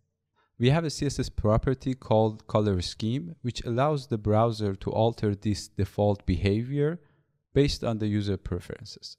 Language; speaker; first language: English; non-native, fluent; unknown